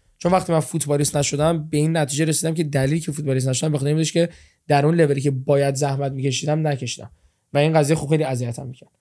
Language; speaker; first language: Persian; early bilingual, heritage; Persian